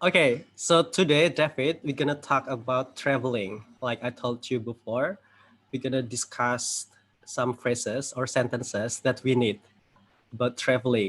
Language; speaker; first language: English; non-native, fluent; Indonesian